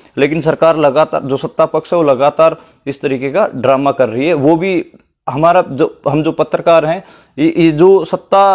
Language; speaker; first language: Hindi; native; Hindi